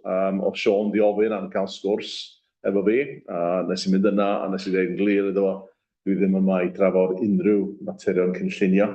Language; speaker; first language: Welsh; native; Welsh